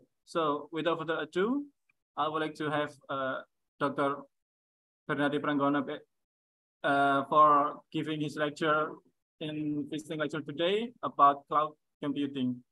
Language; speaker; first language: English; non-native, fluent; Indonesian